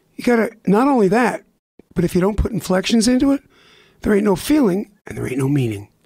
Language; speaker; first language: English; native; English